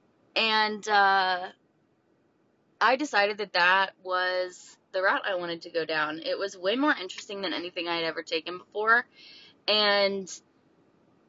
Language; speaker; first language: English; native; English